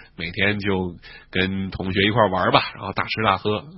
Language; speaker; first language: Chinese; native; Chinese